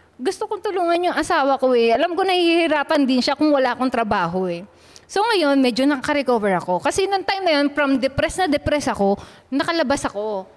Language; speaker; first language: Filipino; native; Filipino